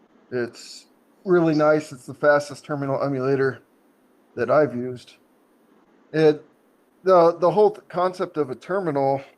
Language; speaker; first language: English; native; English